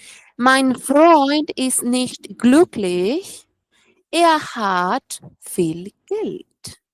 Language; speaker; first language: German; non-native, fluent; Spanish